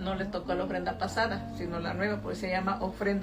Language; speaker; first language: Spanish; native; Spanish